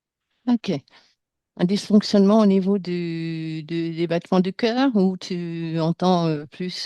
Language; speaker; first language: French; native; French